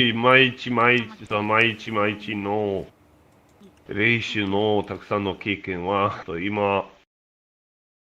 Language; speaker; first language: Japanese; non-native, learner; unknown